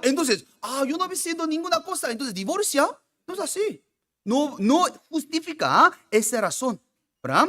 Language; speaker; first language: Spanish; non-native, fluent; Korean